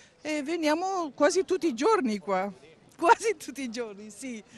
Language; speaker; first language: Italian; non-native, learner; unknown